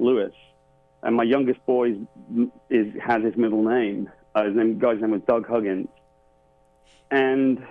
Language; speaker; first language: English; native; English